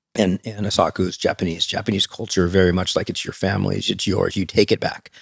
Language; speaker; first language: English; native; English